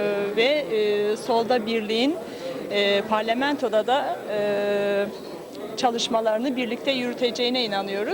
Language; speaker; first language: Turkish; native; Turkish